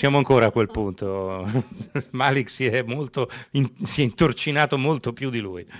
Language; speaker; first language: Italian; native; Italian